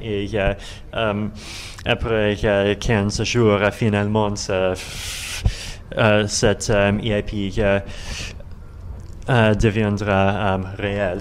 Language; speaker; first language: French; non-native, learner; Russian